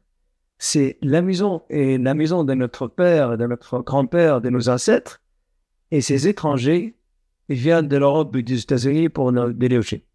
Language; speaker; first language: French; non-native, fluent; Arabic